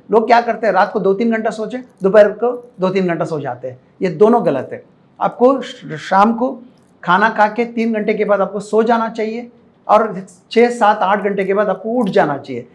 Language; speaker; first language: Hindi; non-native, local second language; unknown